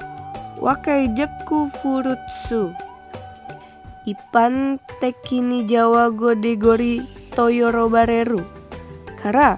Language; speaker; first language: Japanese; non-native, fluent; Indonesian